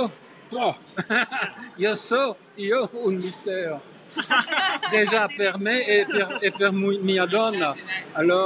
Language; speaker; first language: Italian; non-native, learner; French